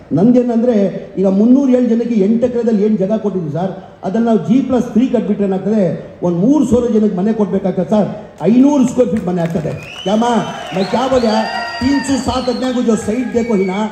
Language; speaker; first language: Kannada; non-native, local second language; Urdu